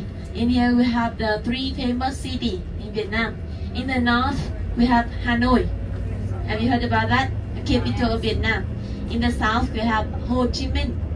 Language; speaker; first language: English; non-native, learner; Vietnamese